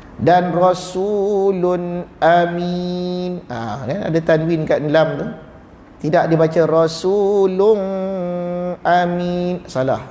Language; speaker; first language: Malay; native; Malay